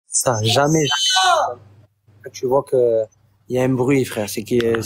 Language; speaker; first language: French; native; French